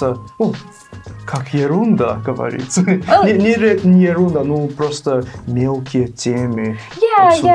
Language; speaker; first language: Russian; non-native, fluent; English